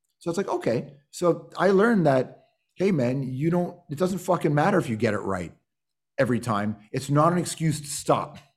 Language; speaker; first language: English; native; English